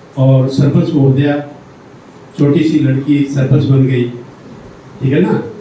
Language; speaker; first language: Hindi; native; Hindi